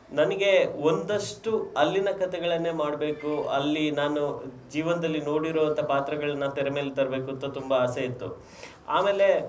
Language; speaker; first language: Kannada; native; Kannada